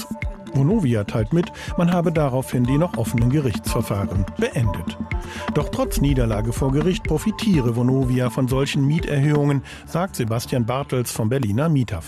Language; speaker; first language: German; native; German